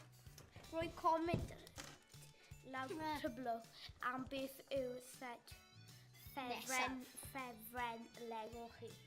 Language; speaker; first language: Welsh; non-native, local second language; English